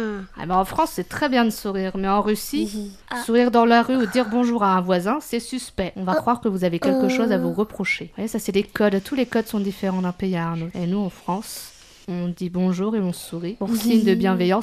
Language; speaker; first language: French; native; French